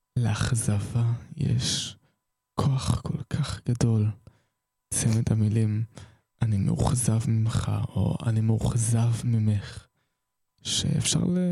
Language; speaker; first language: Hebrew; native; Hebrew